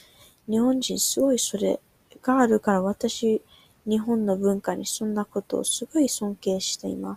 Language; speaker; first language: Japanese; non-native, learner; English